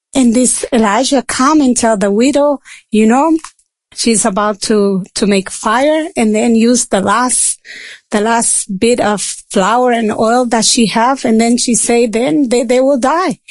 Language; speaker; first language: English; non-native, fluent; Spanish